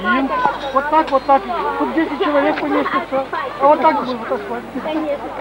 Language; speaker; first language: Russian; native; Russian